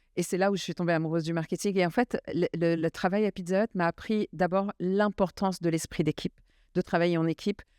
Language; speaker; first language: French; early bilingual, other home language; Arabic